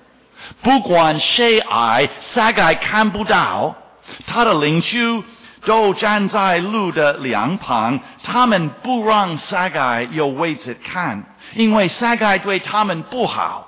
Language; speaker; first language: Chinese; non-native, fluent; English